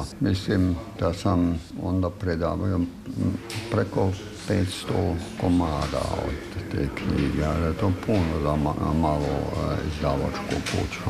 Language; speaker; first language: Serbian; non-native, fluent; German